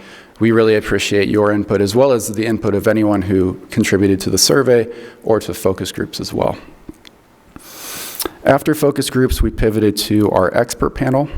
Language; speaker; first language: English; native; English